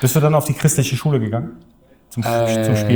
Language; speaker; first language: German; native; German